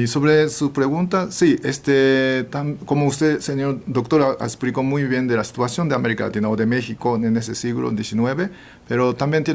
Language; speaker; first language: Spanish; non-native, fluent; Japanese